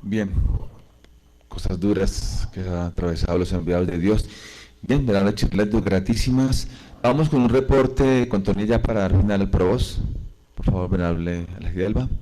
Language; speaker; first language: Spanish; native; Spanish